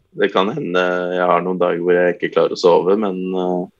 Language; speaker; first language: Norwegian; native; Norwegian